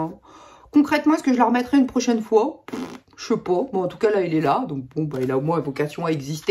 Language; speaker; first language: French; native; French